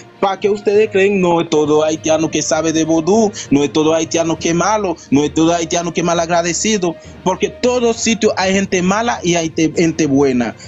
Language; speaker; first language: Spanish; non-native, fluent; Haitian Creole